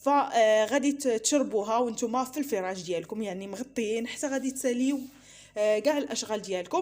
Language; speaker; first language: Arabic; native; Arabic